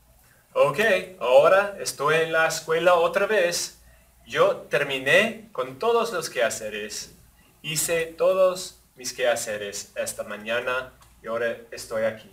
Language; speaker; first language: Spanish; non-native, fluent; English